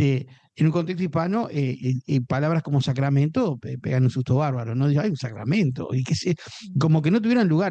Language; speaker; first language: Spanish; native; Spanish